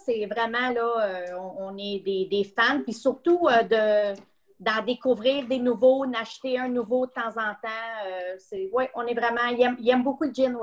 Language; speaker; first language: French; native; French